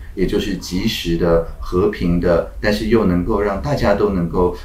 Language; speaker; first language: Chinese; native; Chinese